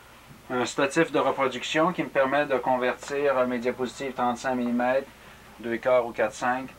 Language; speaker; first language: French; native; French